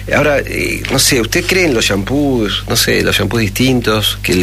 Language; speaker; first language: Spanish; native; Spanish